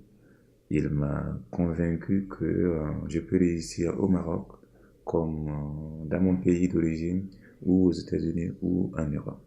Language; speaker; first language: French; non-native, local second language; Mossi